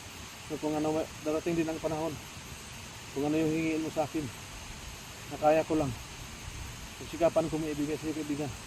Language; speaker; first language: Filipino; non-native, local second language; Cebuano